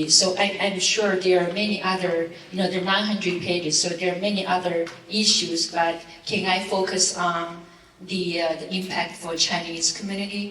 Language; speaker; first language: English; non-native, fluent; Chinese